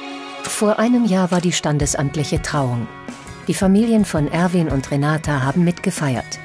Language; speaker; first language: German; native; German